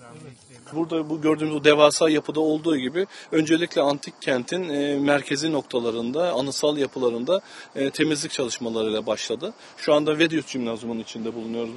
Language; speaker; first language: Turkish; native; Turkish